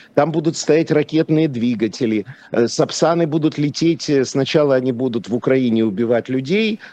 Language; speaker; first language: Russian; non-native, local second language; Polish